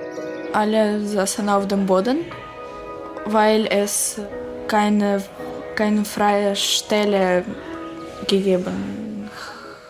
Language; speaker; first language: German; non-native, learner; Ukrainian